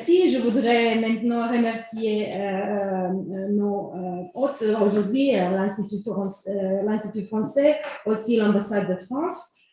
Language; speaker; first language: French; non-native, fluent; Croatian